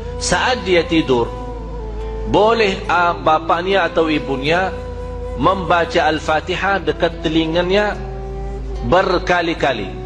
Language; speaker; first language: Malay; non-native, fluent; Arabic